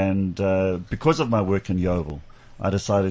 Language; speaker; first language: English; native; English